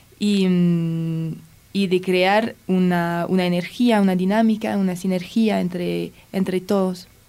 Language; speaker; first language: Spanish; early bilingual, heritage; English